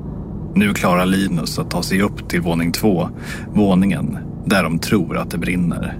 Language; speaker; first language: Swedish; native; Swedish